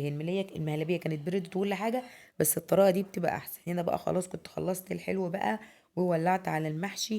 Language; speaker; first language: Arabic; native; Arabic